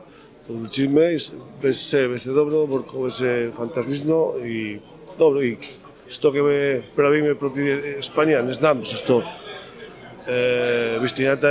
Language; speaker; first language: Macedonian; non-native, fluent; Spanish